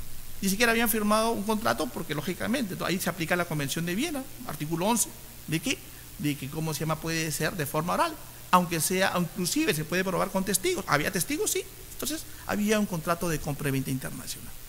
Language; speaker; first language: Spanish; native; Spanish